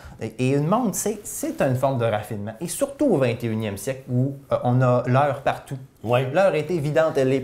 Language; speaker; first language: French; native; French